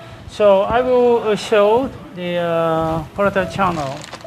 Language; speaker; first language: English; non-native, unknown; Japanese